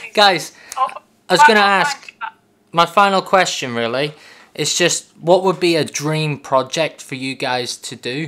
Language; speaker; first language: English; native; English